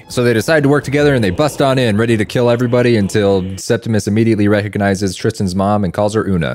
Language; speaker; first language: English; native; English